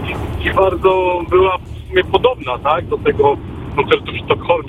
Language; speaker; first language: Polish; native; Polish